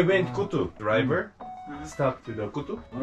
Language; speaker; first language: English; non-native, learner; Korean